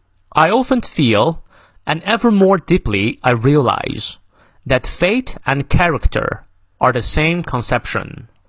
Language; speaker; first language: English; non-native, fluent; Chinese